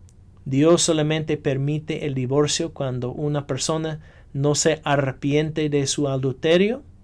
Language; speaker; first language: Spanish; non-native, fluent; English